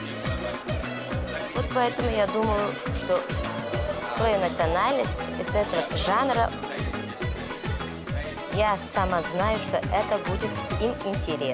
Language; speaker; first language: Russian; non-native, local second language; Uzbek